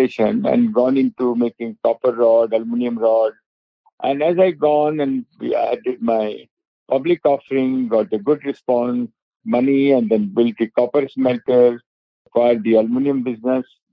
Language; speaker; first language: English; non-native, local second language; Hindi